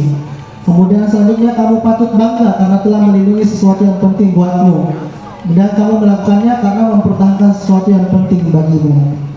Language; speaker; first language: Indonesian; native; Indonesian